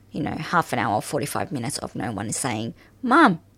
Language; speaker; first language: English; early bilingual, other home language; Arabic